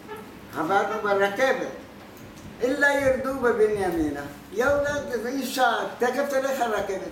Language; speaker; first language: Hebrew; non-native, fluent; Arabic